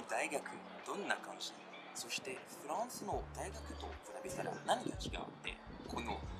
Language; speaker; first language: Japanese; non-native, learner; French